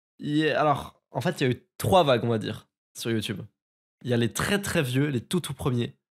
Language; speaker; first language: French; native; French